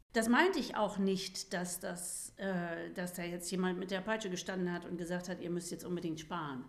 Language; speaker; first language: German; native; German